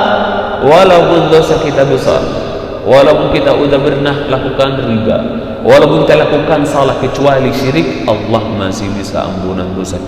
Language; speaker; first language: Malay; non-native, fluent; Arabic